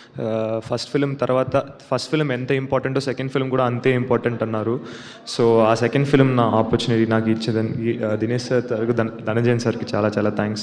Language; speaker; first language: Telugu; non-native, learner; Tamil